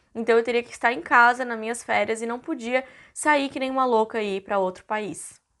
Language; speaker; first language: Portuguese; native; Portuguese